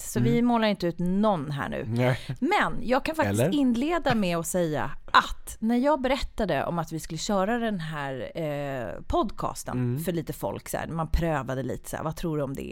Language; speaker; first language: Swedish; native; Swedish